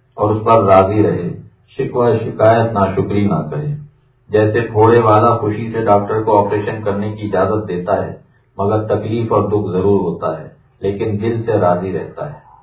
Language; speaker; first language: Urdu; native; Urdu